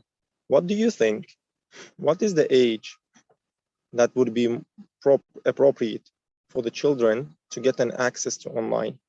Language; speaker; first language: English; non-native, fluent; Uzbek